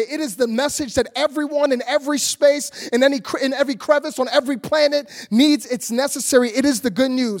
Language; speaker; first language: English; native; English